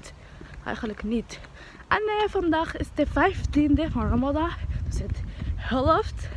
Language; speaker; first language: Dutch; non-native, learner; Somali